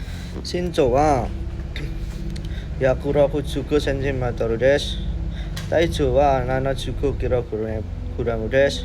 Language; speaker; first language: Japanese; non-native, learner; Indonesian